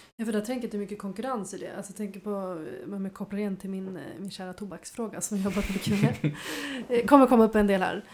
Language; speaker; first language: Swedish; native; Swedish